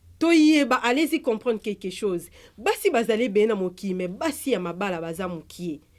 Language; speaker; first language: Lingala; native; Lingala